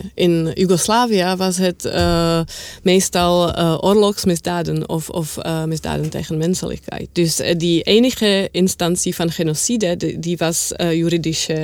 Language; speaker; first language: Dutch; non-native, learner; Czech